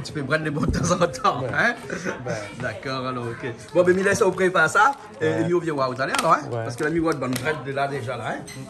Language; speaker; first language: French; native; French